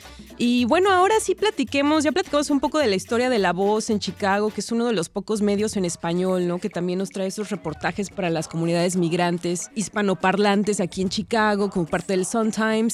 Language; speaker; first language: Spanish; native; Spanish